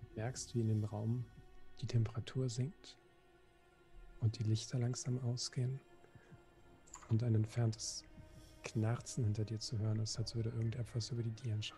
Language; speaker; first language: German; native; German